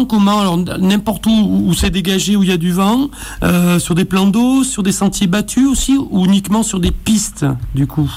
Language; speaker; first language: French; native; French